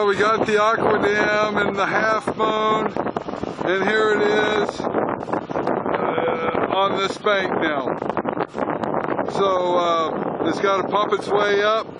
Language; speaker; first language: English; native; English